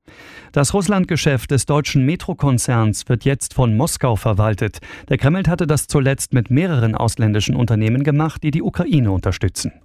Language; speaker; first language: German; native; German